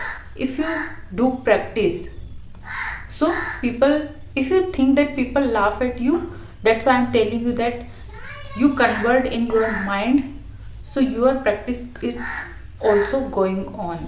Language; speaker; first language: English; non-native, learner; Hindi